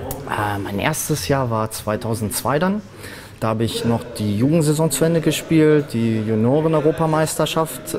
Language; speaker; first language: German; native; German